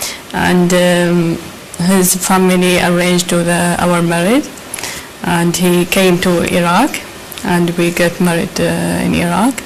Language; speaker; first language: English; non-native, learner; Arabic